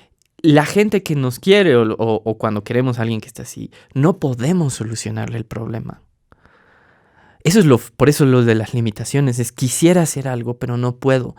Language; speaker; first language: Spanish; native; Spanish